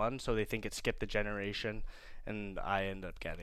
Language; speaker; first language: English; native; English